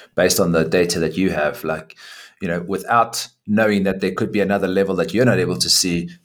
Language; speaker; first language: English; native; English